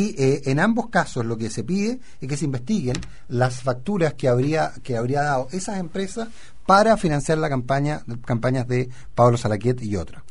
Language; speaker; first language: Spanish; native; Spanish